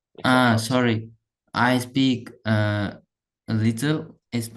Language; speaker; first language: English; non-native, learner; Uzbek